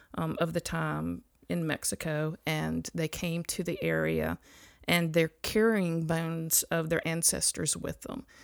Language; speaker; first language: English; native; English